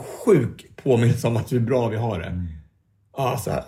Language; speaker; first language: Swedish; native; Swedish